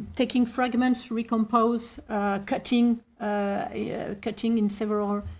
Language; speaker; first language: English; non-native, fluent; French